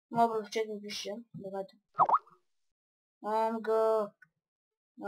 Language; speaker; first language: Bulgarian; early bilingual, other home language; Russian